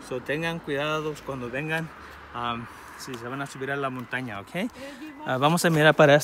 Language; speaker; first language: Spanish; early bilingual, heritage; Spanish